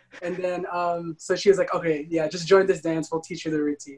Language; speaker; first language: English; non-native, local second language; Filipino